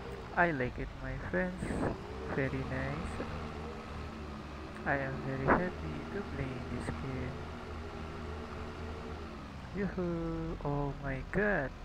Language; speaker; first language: English; non-native, learner; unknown